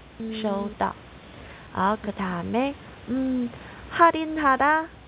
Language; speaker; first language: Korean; non-native, fluent; Chinese